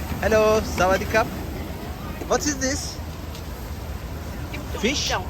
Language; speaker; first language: English; non-native, learner; Turkish